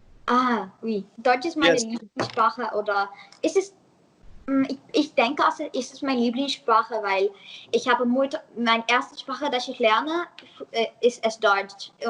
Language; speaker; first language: German; non-native, learner; English